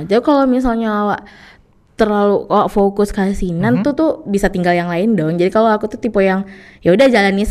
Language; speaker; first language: Indonesian; non-native, local second language; Minangkabau